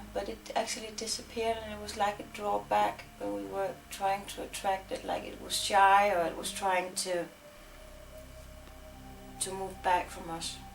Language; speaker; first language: English; non-native, fluent; Danish